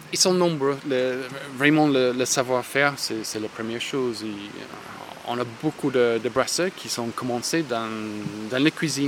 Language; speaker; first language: French; non-native, fluent; English